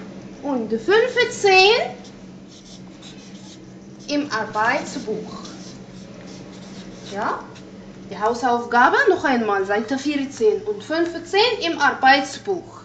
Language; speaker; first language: German; non-native, fluent; Arabic